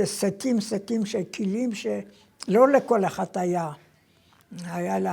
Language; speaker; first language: Hebrew; non-native, fluent; Persian